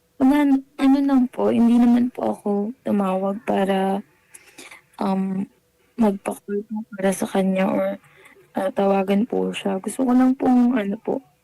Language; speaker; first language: Filipino; native; Filipino